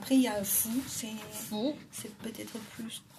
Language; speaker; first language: French; non-native, fluent; Chinese